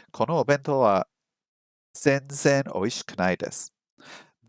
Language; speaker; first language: Japanese; non-native, learner; English